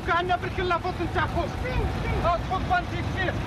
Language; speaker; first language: Arabic; native; Arabic